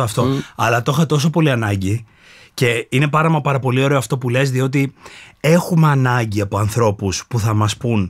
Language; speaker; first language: Greek; native; Greek